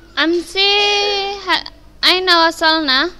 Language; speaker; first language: Arabic; non-native, fluent; Indonesian